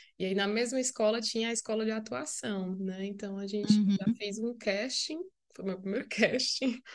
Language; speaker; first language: Portuguese; native; Portuguese